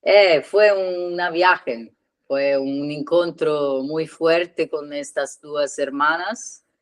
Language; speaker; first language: Spanish; non-native, learner; Italian